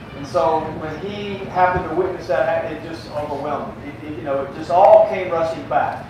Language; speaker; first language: English; native; English